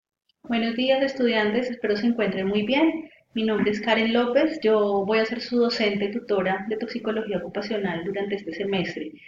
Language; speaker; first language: Spanish; native; Spanish